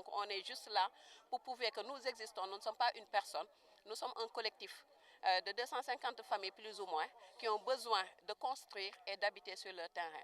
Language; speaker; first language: French; non-native, local second language; Wolof